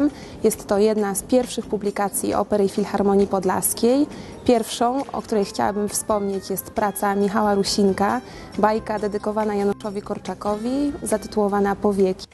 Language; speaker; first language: Polish; native; Polish